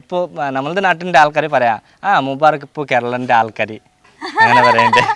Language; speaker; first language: Malayalam; non-native, local second language; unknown